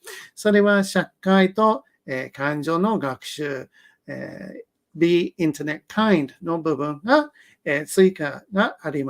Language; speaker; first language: Japanese; non-native, learner; English